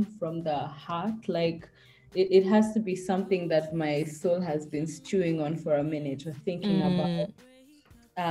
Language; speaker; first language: English; native; English